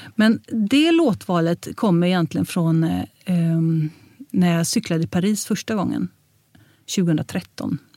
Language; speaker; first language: Swedish; early bilingual, heritage; Swedish